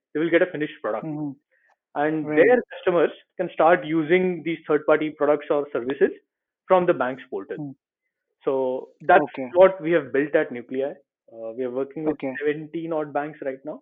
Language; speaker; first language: English; non-native, local second language; Marathi